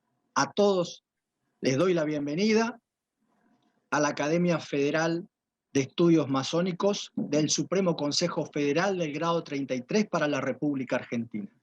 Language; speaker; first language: Spanish; native; Spanish